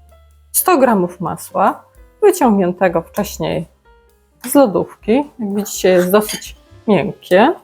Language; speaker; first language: Polish; native; Polish